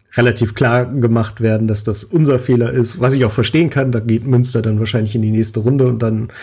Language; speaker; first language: German; native; German